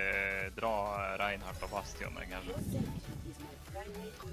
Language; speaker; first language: Swedish; native; Swedish